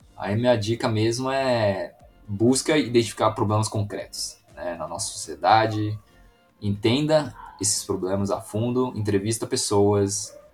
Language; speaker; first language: Portuguese; native; Portuguese